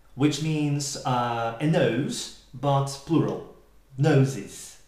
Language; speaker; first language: English; non-native, fluent; Polish